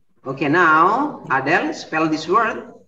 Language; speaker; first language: English; non-native, learner; Indonesian